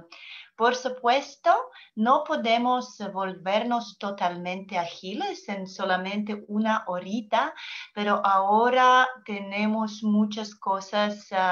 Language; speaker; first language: Spanish; non-native, learner; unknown